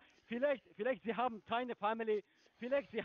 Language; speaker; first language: German; non-native, learner; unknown